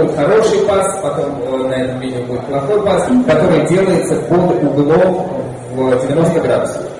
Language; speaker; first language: Russian; native; Russian